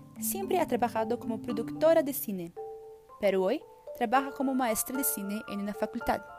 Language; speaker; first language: Spanish; non-native, learner; Portuguese